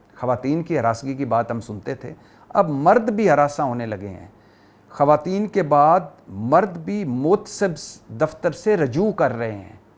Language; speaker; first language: Urdu; native; Urdu